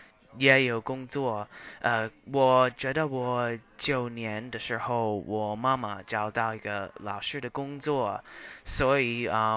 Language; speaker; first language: Chinese; non-native, learner; English